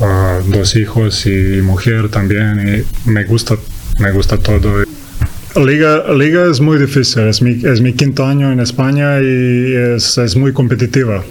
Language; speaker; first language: Spanish; non-native, learner; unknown